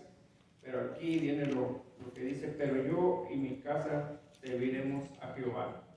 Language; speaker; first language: Spanish; native; Spanish